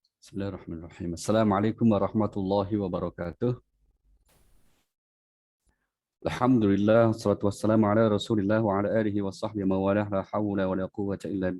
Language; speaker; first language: Indonesian; native; Indonesian